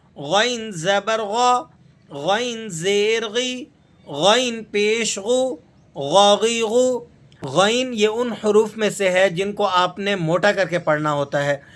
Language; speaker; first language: Urdu; native; Urdu